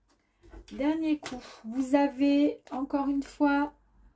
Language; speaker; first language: French; native; French